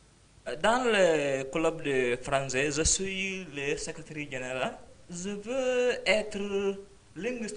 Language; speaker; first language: French; non-native, learner; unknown